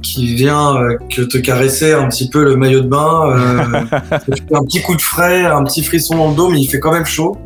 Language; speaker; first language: French; native; French